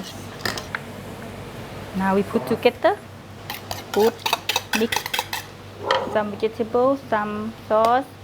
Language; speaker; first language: English; non-native, learner; Thai